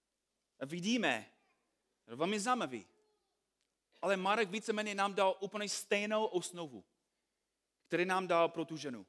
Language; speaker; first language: Czech; non-native, fluent; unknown